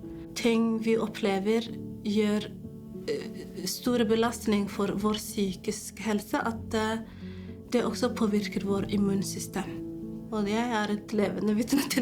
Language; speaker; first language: Norwegian; non-native, fluent; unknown